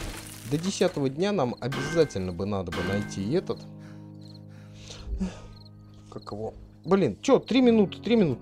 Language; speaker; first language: Russian; native; Russian